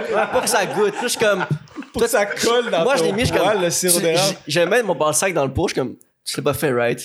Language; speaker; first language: French; native; French